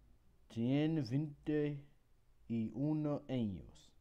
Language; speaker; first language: Spanish; non-native, learner; English